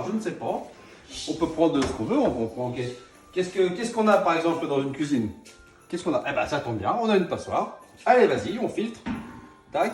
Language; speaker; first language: French; native; French